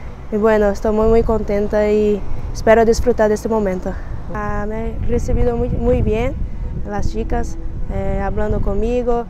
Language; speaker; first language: Spanish; non-native, fluent; Portuguese